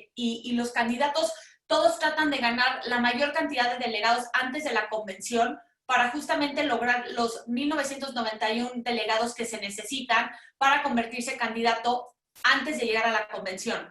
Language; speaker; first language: Spanish; native; Spanish